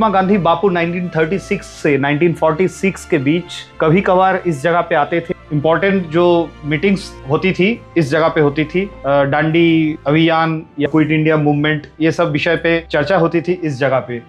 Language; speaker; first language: Hindi; non-native, local second language; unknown